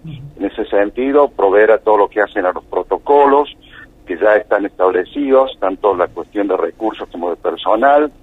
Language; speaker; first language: Spanish; native; Spanish